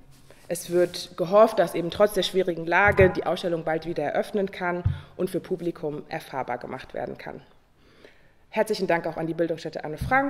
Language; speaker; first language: German; native; German